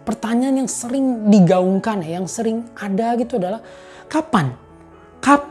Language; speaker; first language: Indonesian; native; Indonesian